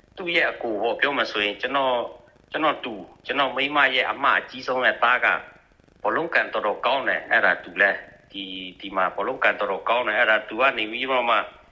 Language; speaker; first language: Burmese; non-native, local second language; Shan